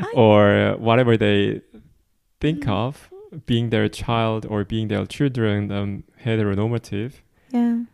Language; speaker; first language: English; non-native, fluent; Korean